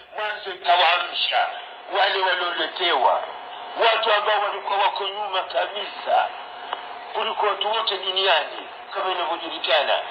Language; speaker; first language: Swahili; native; Swahili